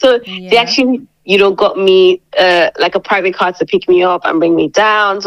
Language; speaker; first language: English; non-native, local second language; Yoruba